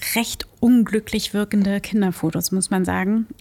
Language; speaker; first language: German; early bilingual, other home language; Portuguese